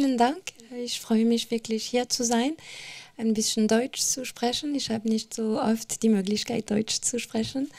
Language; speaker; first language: German; non-native, fluent; French